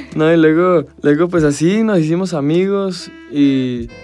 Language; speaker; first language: Spanish; early bilingual, heritage; Spanish